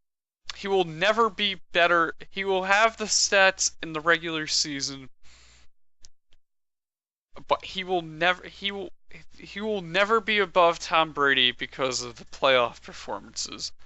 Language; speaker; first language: English; native; English